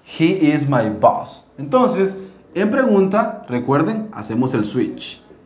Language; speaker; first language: Spanish; native; Spanish